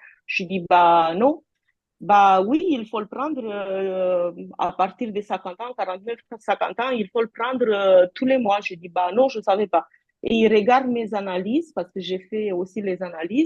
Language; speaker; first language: French; non-native, fluent; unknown